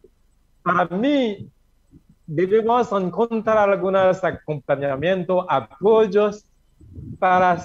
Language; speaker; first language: Spanish; non-native, learner; Haitian Creole